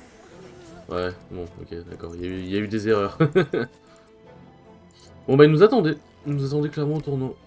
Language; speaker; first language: French; native; French